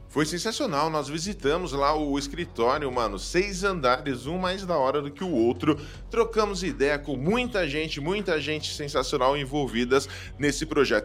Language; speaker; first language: Portuguese; native; Portuguese